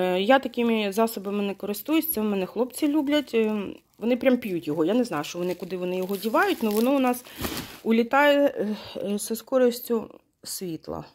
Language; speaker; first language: Ukrainian; non-native, local second language; Russian